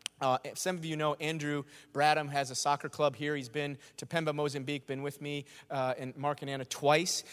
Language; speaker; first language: English; native; English